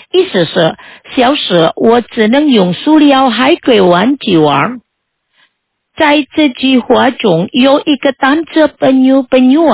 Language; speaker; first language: Chinese; non-native, fluent; Indonesian